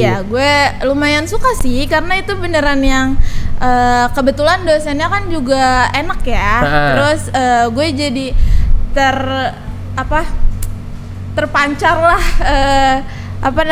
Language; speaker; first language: Indonesian; native; Indonesian